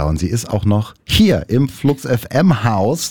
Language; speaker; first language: German; native; German